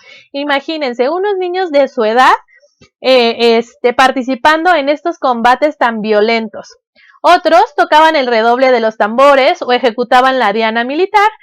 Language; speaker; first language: Spanish; native; Spanish